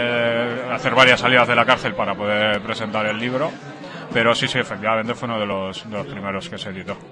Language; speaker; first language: Spanish; native; Spanish